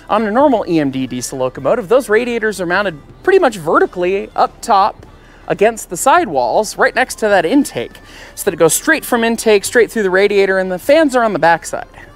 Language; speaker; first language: English; native; English